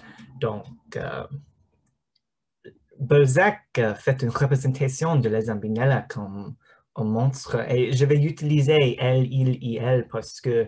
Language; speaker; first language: French; non-native, learner; English